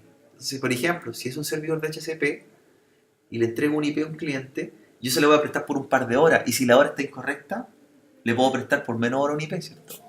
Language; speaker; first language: Spanish; native; Spanish